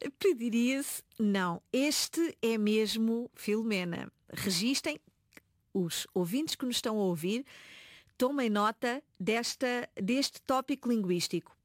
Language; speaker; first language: Portuguese; native; Portuguese